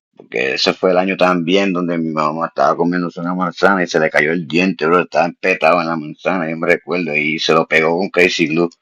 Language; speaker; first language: Spanish; early bilingual, heritage; Spanish